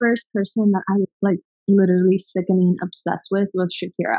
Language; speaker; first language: English; early bilingual, other home language; Spanish